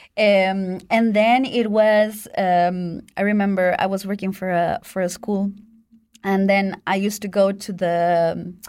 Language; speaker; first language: English; non-native, fluent; Spanish